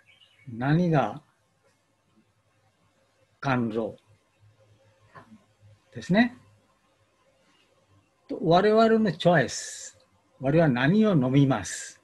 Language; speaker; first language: Japanese; non-native, learner; Bangla